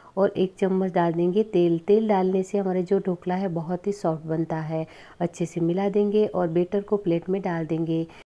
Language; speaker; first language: Hindi; non-native, local second language; Gujarati